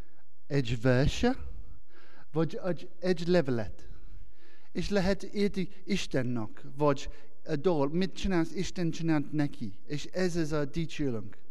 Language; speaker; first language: Hungarian; non-native, learner; English